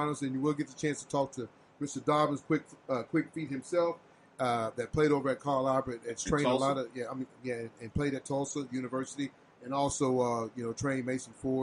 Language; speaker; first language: English; native; English